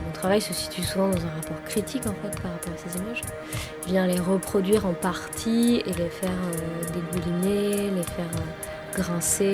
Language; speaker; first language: French; native; French